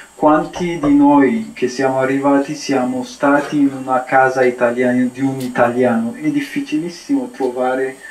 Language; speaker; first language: Italian; non-native, fluent; Amharic